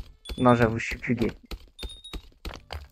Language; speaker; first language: French; native; French